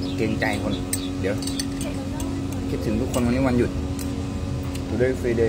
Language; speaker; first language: Thai; native; Thai